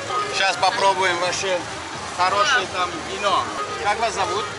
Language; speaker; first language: Russian; non-native, fluent; English